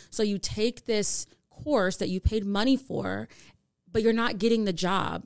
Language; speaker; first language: English; native; English